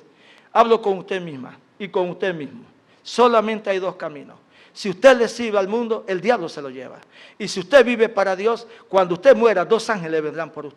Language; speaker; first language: Spanish; native; Spanish